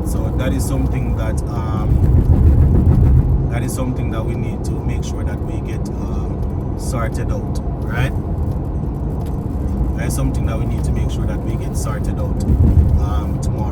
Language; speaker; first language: English; native; English